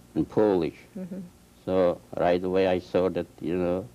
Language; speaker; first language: English; non-native, fluent; Polish